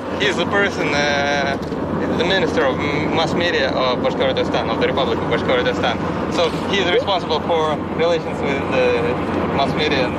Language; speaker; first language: English; non-native, fluent; Russian